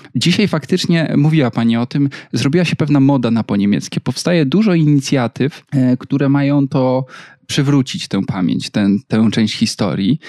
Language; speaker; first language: Polish; native; Polish